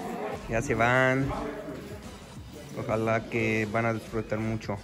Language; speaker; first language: Spanish; non-native, fluent; Arabic